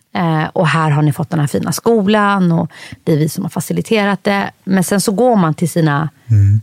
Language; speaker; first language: Swedish; early bilingual, other home language; Somali